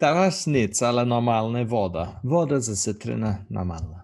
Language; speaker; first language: Polish; non-native, learner; English